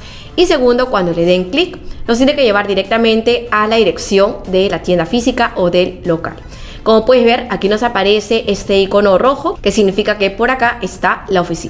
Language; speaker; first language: Spanish; native; Spanish